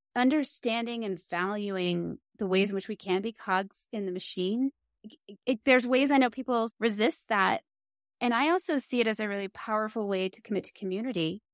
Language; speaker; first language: English; native; English